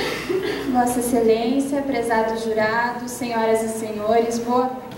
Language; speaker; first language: Portuguese; native; Portuguese